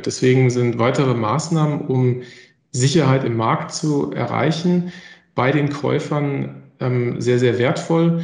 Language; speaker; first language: German; native; German